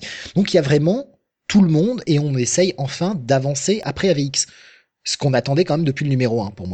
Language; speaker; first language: French; native; French